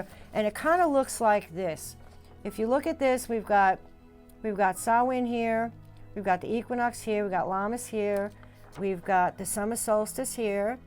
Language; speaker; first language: English; native; English